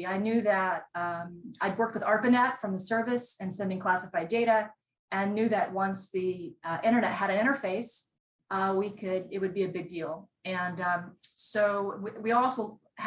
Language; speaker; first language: English; native; English